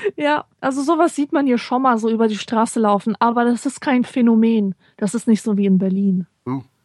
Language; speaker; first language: German; early bilingual, other home language; Polish